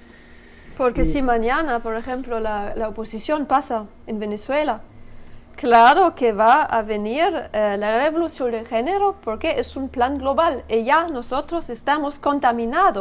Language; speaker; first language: Spanish; non-native, learner; French